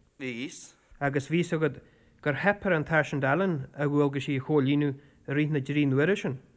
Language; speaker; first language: Irish; native; Irish